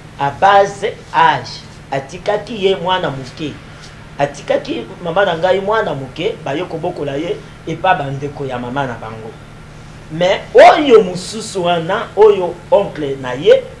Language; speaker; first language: Lingala; non-native, local second language; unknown